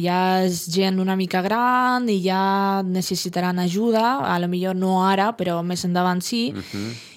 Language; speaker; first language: Catalan; non-native, fluent; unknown